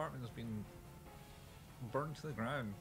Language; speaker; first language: English; native; English